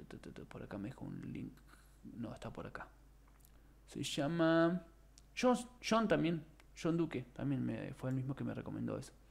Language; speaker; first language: Spanish; native; Spanish